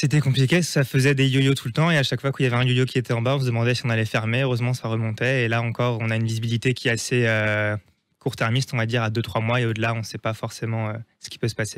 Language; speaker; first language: French; native; French